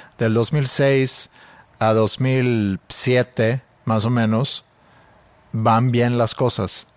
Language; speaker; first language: Spanish; non-native, fluent; Swedish